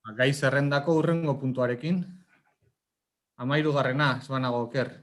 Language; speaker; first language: Basque; native; Basque